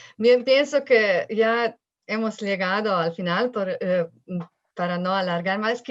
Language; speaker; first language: Spanish; non-native, fluent; Slovenian